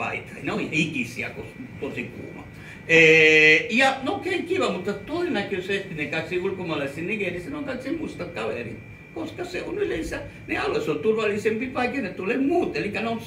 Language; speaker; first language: Finnish; non-native, fluent; Spanish